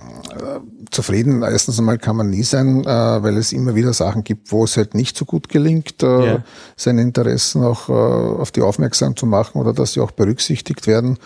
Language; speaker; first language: German; native; German